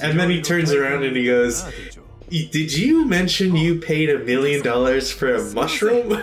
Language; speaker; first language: English; native; English